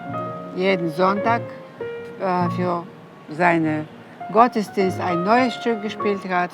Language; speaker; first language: German; non-native, fluent; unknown